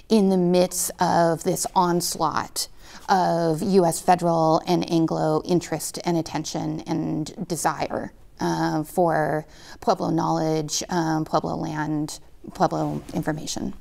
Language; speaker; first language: English; native; English